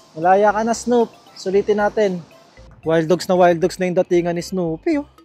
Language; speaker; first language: Filipino; native; Filipino